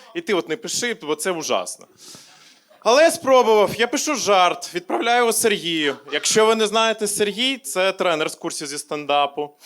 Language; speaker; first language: Ukrainian; non-native, local second language; Russian